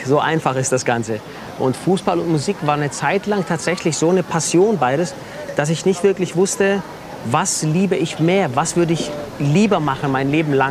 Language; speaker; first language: German; early bilingual, other home language; Italian